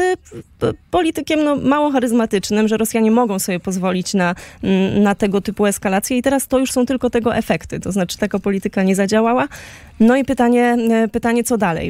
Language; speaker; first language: Polish; native; Polish